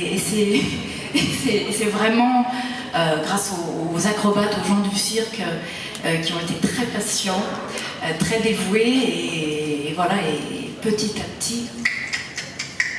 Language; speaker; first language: French; native; French